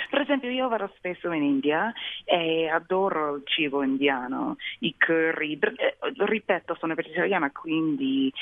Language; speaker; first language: Italian; non-native, fluent; English